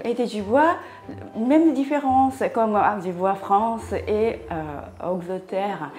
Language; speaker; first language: French; non-native, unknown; Japanese